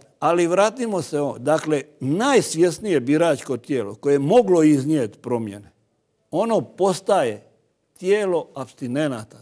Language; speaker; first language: Croatian; native; Croatian